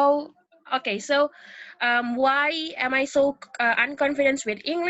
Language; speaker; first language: English; non-native, learner; Indonesian